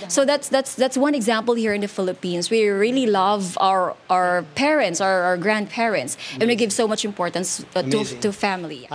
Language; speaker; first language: English; non-native, local second language; Hiligaynon